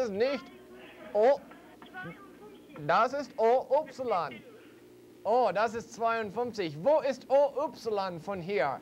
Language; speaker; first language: German; non-native, learner; English